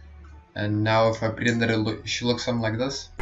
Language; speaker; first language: English; native; English